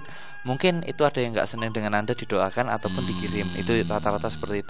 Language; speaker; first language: Indonesian; native; Indonesian